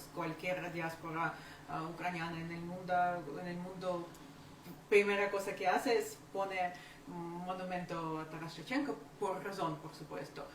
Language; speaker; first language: Spanish; non-native, fluent; Ukrainian